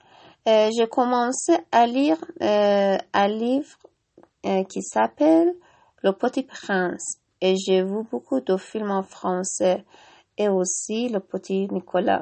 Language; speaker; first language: French; non-native, learner; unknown